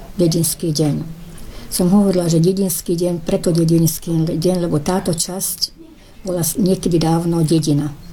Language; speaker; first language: Slovak; early bilingual, heritage; Slovak